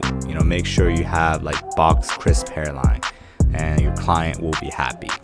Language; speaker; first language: English; non-native, fluent; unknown